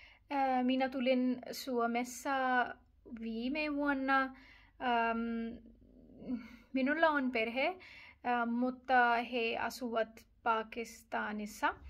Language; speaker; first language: Finnish; non-native, learner; Urdu